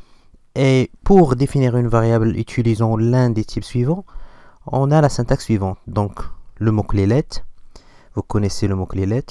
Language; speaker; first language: French; non-native, local second language; Arabic